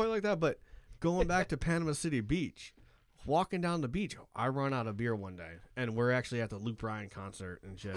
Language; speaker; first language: English; native; English